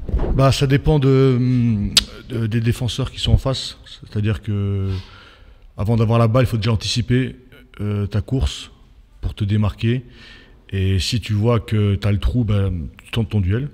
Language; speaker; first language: French; native; French